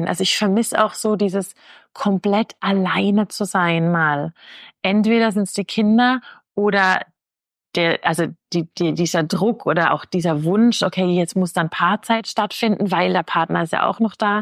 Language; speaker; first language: German; native; German